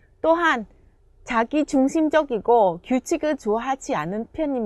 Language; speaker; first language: Korean; non-native, fluent; Vietnamese